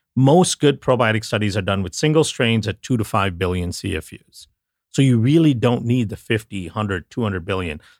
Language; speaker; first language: English; non-native, local second language; Tamil